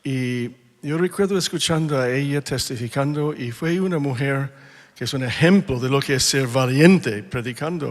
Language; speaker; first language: Spanish; non-native, fluent; English